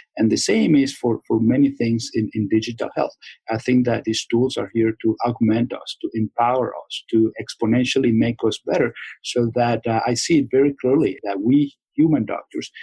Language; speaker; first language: English; non-native, fluent; Spanish